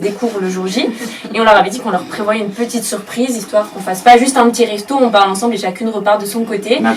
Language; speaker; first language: French; native; French